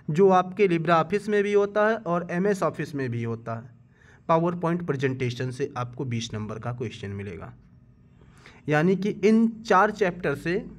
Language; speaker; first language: Hindi; native; Hindi